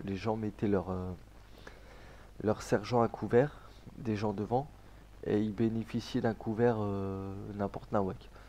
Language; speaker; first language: French; native; French